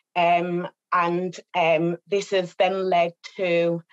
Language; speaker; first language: English; native; English